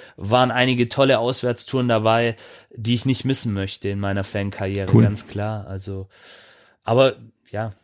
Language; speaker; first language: German; native; German